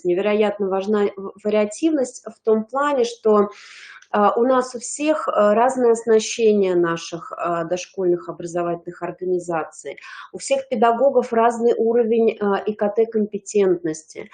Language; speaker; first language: Russian; native; Russian